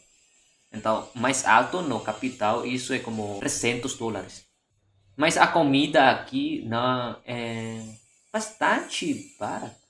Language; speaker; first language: Portuguese; non-native, fluent; Indonesian